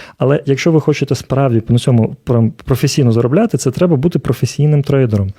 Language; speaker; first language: Ukrainian; native; Ukrainian